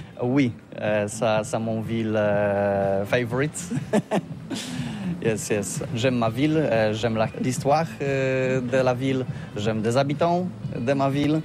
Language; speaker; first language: French; non-native, learner; Polish